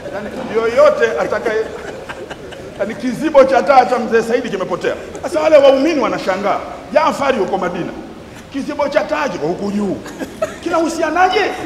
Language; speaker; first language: Swahili; native; Swahili